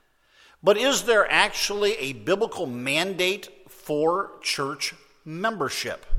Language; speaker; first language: English; native; English